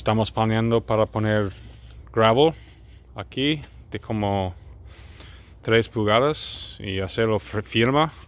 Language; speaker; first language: Spanish; non-native, learner; English